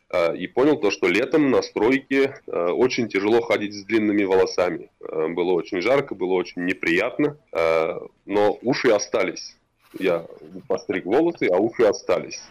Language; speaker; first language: Russian; non-native, local second language; Tatar